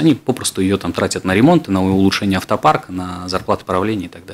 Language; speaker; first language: Russian; native; Russian